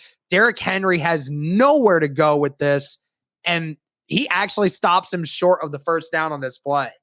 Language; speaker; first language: English; native; English